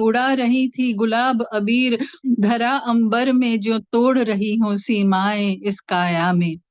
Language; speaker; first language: Hindi; non-native, local second language; Tamil